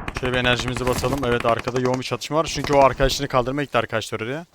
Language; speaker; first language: Turkish; native; Turkish